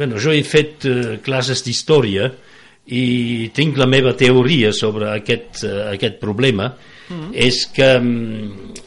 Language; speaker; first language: Catalan; non-native, fluent; French